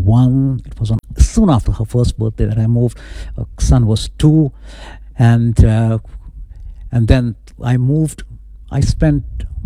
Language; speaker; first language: English; non-native, local second language; Konkani